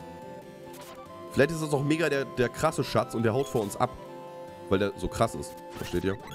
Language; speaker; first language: German; native; German